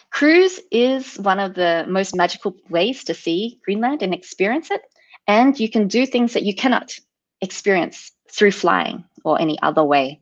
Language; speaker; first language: English; native; English